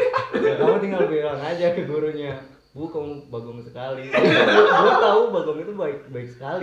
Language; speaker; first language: Malay; native; Malay